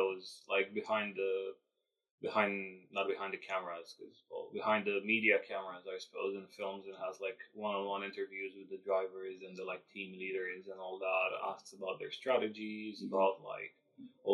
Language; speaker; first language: English; non-native, fluent; Romanian